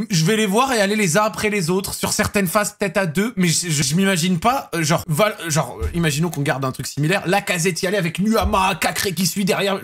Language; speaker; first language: French; native; French